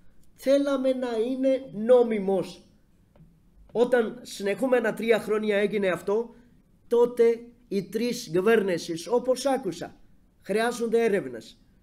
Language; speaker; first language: Greek; non-native, fluent; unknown